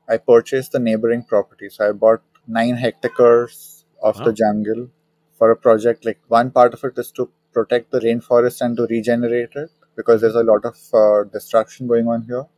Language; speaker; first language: English; non-native, local second language; Hindi